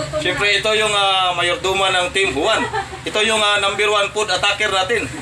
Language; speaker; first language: Filipino; non-native, local second language; Cebuano